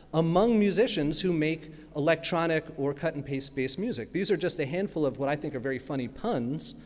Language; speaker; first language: English; native; English